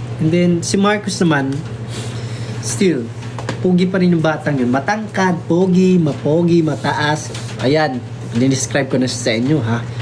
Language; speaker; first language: Filipino; non-native, local second language; Waray